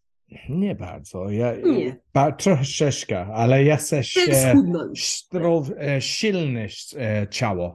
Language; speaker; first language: Polish; non-native, learner; English